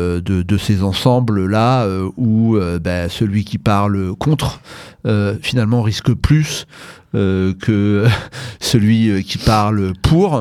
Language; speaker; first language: French; native; French